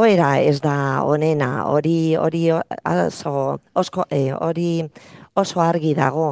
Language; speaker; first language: Basque; non-native, local second language; Spanish